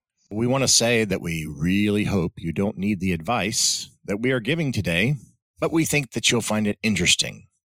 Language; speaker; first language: English; early bilingual, other home language; Spanish